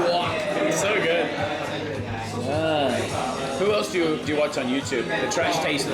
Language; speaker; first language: English; non-native, learner; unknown